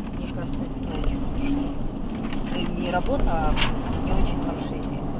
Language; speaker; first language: Russian; native; Russian